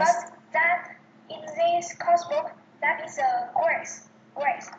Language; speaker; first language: English; non-native, learner; Vietnamese